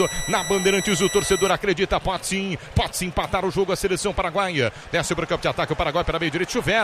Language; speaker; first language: Portuguese; native; Portuguese